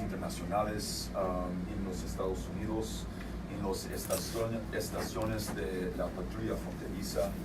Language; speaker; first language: Spanish; non-native, fluent; English